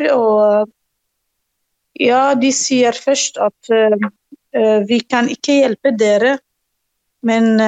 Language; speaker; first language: Norwegian; non-native, learner; Arabic